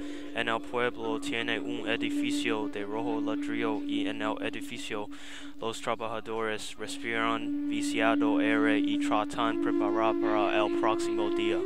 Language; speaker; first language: Spanish; non-native, learner; English